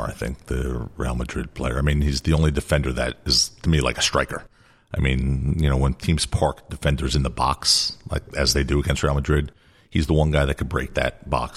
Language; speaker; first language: English; native; English